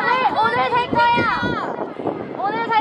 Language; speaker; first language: Korean; native; Korean